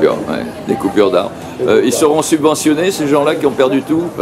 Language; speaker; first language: French; native; French